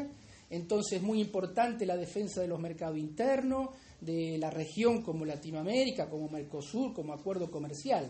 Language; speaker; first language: Spanish; native; Spanish